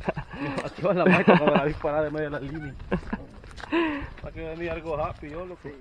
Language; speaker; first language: Spanish; native; Spanish